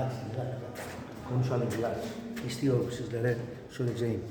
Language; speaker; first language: Turkish; non-native, learner; Greek